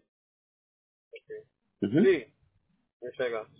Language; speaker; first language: Spanish; non-native, learner; Portuguese